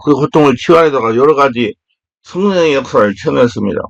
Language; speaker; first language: Korean; native; Korean